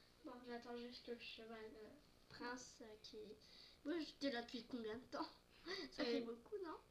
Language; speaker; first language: French; native; French